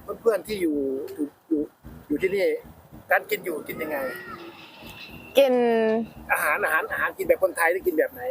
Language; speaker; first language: Thai; native; Thai